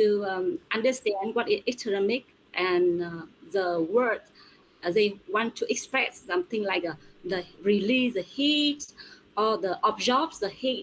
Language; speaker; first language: English; non-native, fluent; Vietnamese